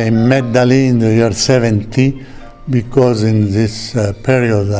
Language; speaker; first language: English; non-native, learner; Italian